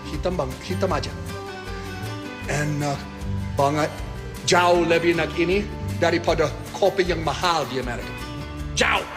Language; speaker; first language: Indonesian; non-native, fluent; English